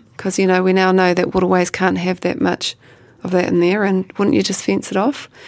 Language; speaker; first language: English; native; English